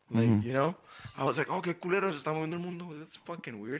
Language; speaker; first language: English; early bilingual, other home language; Spanish